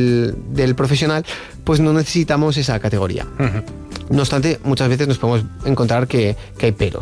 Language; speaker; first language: Spanish; native; Spanish